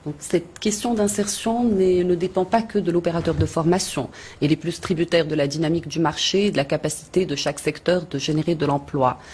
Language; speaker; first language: French; non-native, local second language; Arabic